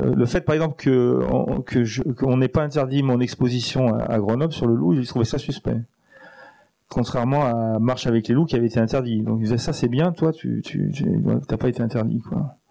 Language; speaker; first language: French; native; French